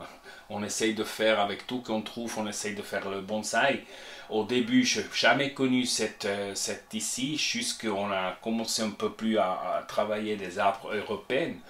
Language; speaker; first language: French; non-native, fluent; Spanish